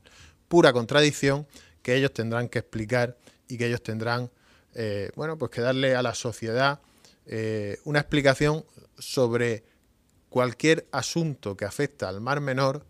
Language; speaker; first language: Spanish; native; Spanish